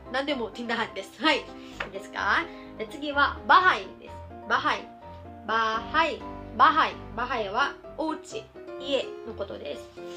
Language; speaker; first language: Japanese; non-native, fluent; Filipino